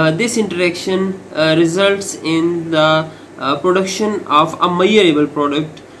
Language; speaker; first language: English; non-native, local second language; Urdu